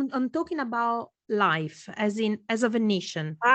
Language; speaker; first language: English; non-native, fluent; Italian